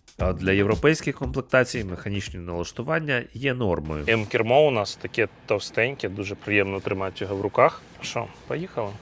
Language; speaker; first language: Ukrainian; non-native, local second language; Russian